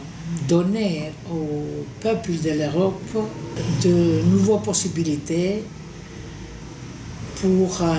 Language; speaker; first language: French; non-native, fluent; Greek